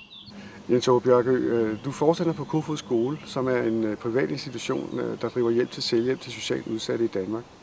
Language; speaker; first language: Danish; native; Danish